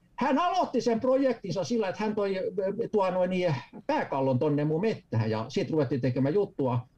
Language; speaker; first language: Finnish; native; Finnish